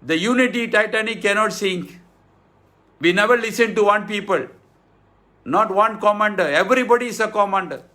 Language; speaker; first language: English; non-native, local second language; Tamil